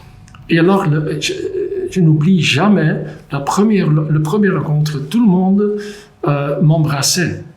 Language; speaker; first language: French; non-native, local second language; Dutch